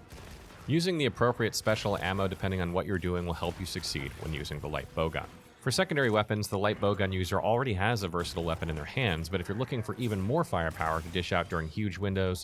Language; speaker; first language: English; native; English